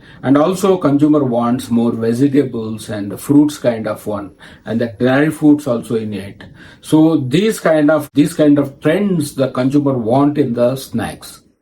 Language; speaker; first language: English; non-native, local second language; Telugu